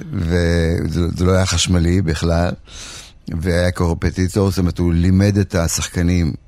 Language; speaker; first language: Hebrew; early bilingual, other home language; Polish